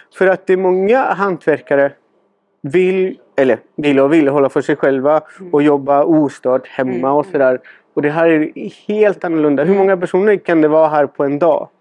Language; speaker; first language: Swedish; non-native, fluent; Spanish